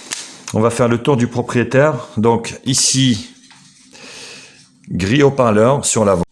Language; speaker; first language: French; native; French